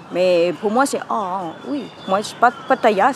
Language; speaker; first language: French; non-native, learner; Thai